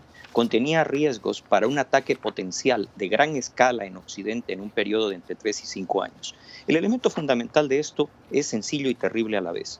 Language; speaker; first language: Spanish; native; Spanish